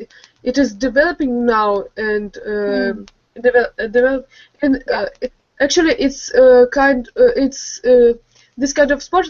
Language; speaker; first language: English; non-native, learner; Russian